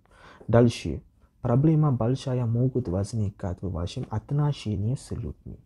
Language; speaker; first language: Russian; non-native, learner; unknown